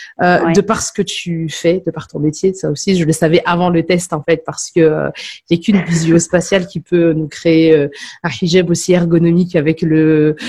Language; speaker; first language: French; native; French